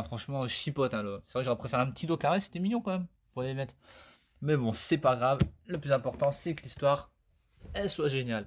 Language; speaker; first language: French; native; French